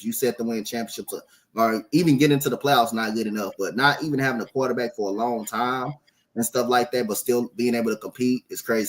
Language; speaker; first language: English; native; English